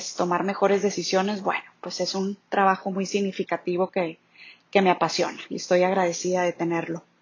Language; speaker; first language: Spanish; native; Spanish